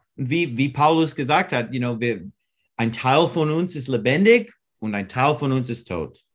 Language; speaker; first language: German; non-native, learner; English